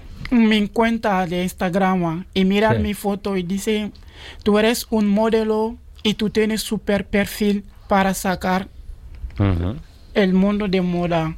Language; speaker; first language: Spanish; non-native, learner; Bambara